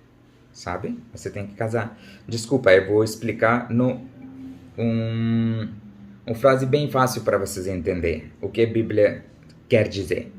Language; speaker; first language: Portuguese; non-native, learner; Urdu